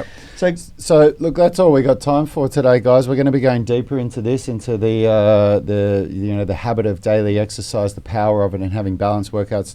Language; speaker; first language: English; native; English